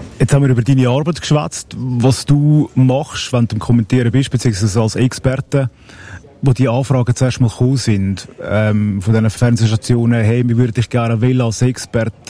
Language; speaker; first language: German; native; German